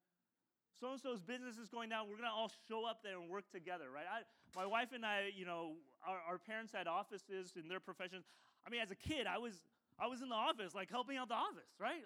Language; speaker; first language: English; native; English